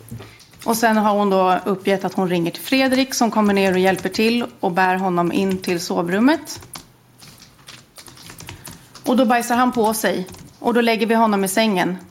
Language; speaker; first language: Swedish; native; Swedish